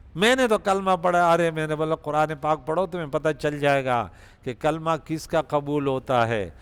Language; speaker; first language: Urdu; non-native, local second language; Pashto